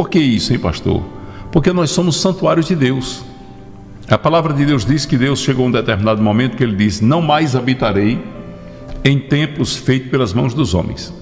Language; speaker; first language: Portuguese; native; Portuguese